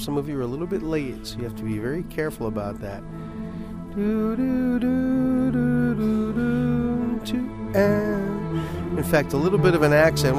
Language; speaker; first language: English; native; English